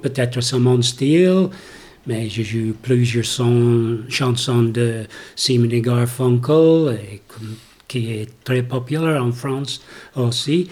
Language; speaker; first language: French; non-native, learner; English